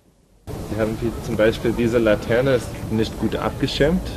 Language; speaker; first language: German; non-native, learner; English